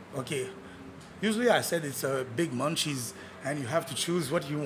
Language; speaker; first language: English; non-native, fluent; Arabic